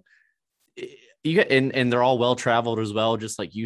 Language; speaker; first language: English; native; English